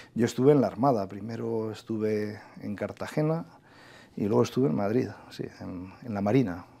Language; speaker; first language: Spanish; native; Spanish